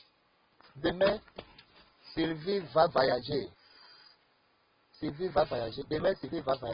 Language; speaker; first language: French; non-native, fluent; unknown